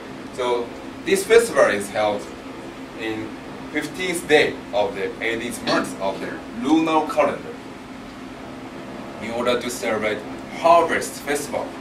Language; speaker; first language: English; non-native, learner; Japanese